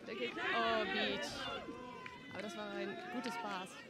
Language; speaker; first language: German; non-native, learner; Dutch